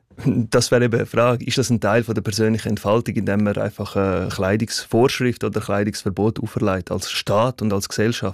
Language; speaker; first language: German; early bilingual, other home language; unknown